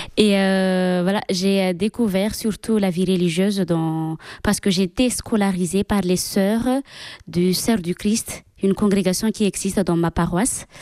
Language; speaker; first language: French; non-native, local second language; Malagasy